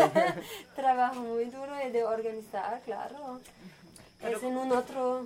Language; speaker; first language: Spanish; non-native, learner; German